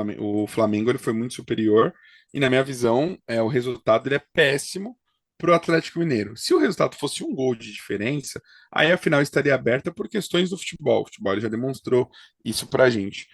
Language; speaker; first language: Portuguese; native; Portuguese